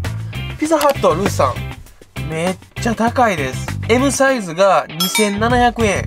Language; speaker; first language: Japanese; native; Japanese